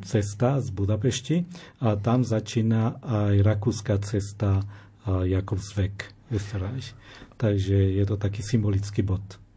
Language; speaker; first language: Slovak; non-native, fluent; Spanish